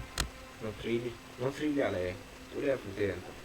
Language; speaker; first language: Arabic; native; Arabic